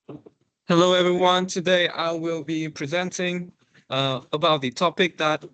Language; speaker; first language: English; non-native, fluent; Vietnamese